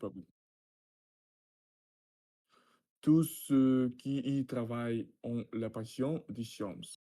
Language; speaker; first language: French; non-native, learner; Russian